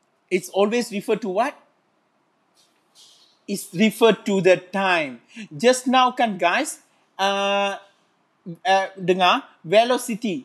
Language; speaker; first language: English; non-native, local second language; Malay